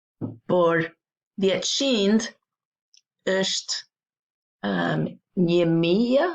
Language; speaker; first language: Albanian; non-native, learner; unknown